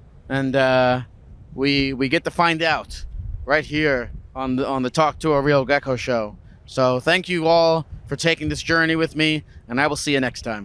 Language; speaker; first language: English; native; English